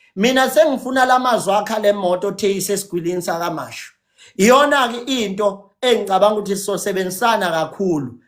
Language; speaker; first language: Zulu; native; Zulu